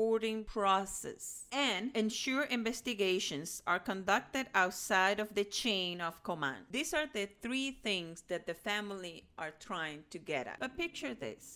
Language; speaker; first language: English; non-native, fluent; Spanish